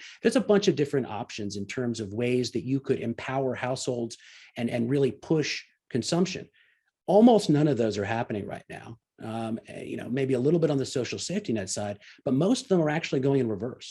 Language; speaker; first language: English; native; English